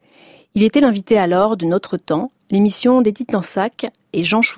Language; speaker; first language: French; native; French